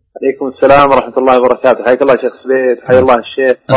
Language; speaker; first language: Arabic; native; Arabic